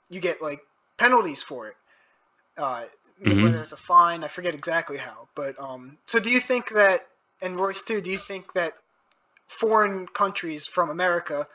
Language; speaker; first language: English; native; English